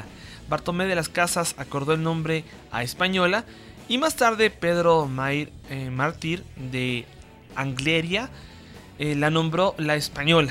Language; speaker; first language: Spanish; native; Spanish